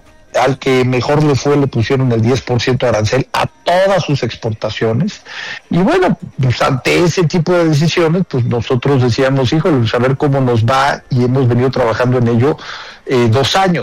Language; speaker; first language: Spanish; native; Spanish